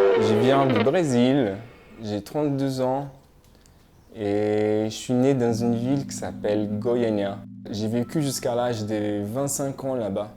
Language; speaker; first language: French; non-native, fluent; Portuguese